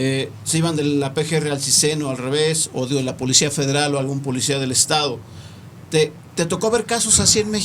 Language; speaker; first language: Spanish; native; Spanish